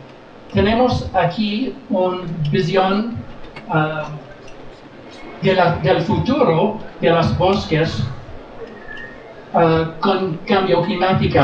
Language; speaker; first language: Spanish; non-native, learner; English